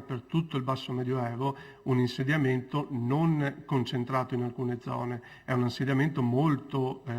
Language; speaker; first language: Italian; native; Italian